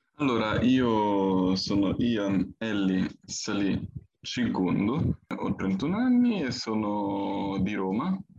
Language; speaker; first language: Italian; early bilingual, other home language; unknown